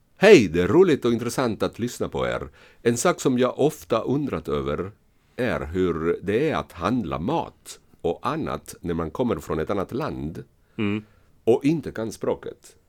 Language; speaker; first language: Swedish; non-native, fluent; Spanish